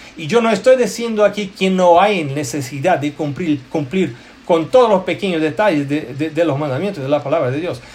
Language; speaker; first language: Spanish; non-native, fluent; Portuguese